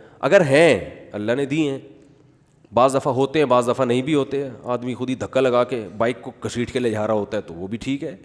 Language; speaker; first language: Urdu; native; Urdu